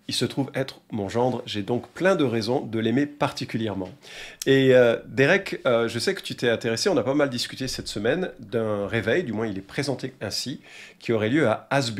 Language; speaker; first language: French; native; French